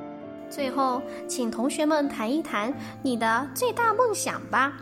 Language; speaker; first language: Chinese; native; Chinese